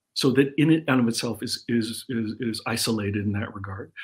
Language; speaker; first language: English; native; English